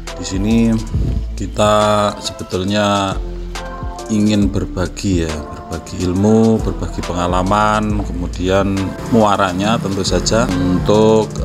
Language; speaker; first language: Indonesian; native; Indonesian